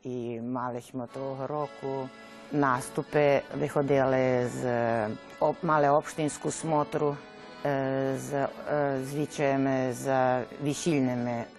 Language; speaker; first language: Ukrainian; early bilingual, heritage; Ukrainian